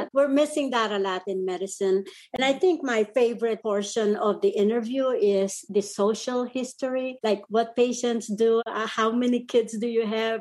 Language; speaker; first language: English; non-native, local second language; Pampanga